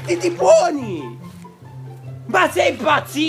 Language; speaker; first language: Italian; native; Italian